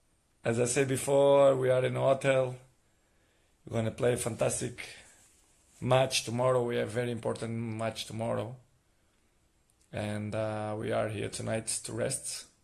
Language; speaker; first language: English; non-native, learner; Portuguese